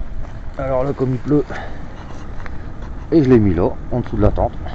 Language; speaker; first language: French; native; French